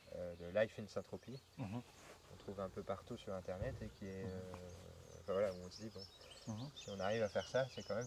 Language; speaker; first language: French; native; French